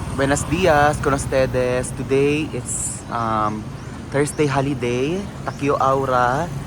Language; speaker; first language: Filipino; non-native, local second language; Chavacano